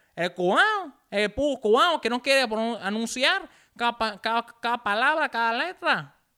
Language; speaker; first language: Spanish; early bilingual, other home language; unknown